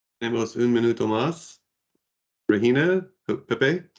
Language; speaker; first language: Spanish; non-native, learner; English